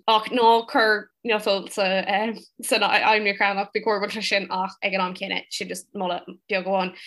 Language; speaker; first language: Irish; non-native, local second language; English